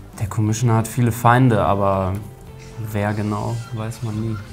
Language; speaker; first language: German; native; German